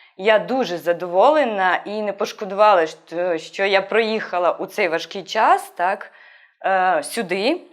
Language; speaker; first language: Ukrainian; native; Ukrainian